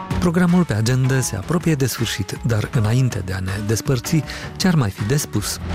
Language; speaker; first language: Romanian; native; Romanian